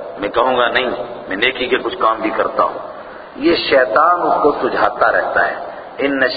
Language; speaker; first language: Urdu; non-native, local second language; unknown